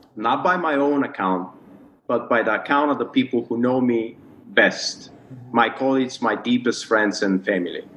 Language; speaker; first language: English; non-native, fluent; Bulgarian